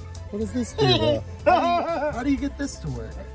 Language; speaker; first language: English; native; English